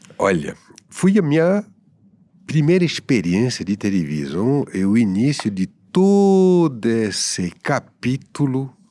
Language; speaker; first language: Portuguese; non-native, fluent; French